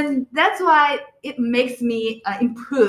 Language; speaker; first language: English; non-native, learner; Korean